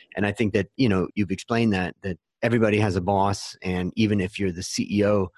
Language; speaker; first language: English; native; English